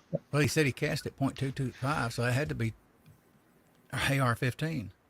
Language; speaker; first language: English; native; English